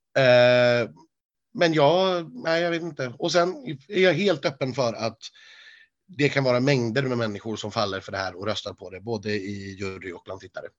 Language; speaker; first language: Swedish; native; Swedish